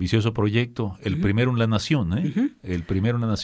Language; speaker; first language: Spanish; native; Spanish